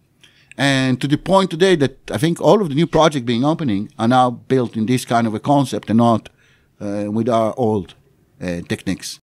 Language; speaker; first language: English; non-native, fluent; Hebrew